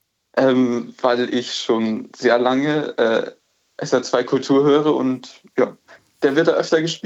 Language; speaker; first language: German; native; German